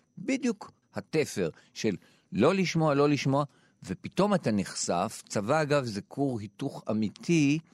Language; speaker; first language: Hebrew; native; Hebrew